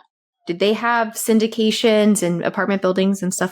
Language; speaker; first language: English; native; English